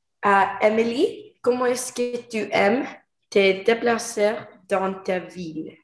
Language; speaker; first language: French; non-native, learner; English